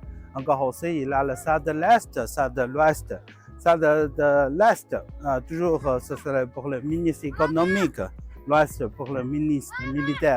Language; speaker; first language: French; non-native, learner; Chinese